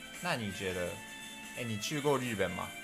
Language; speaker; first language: Chinese; non-native, fluent; Japanese